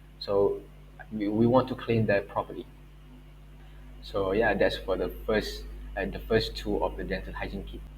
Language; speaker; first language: English; non-native, local second language; Malay